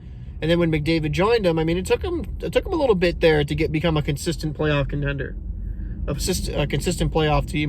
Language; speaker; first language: English; native; English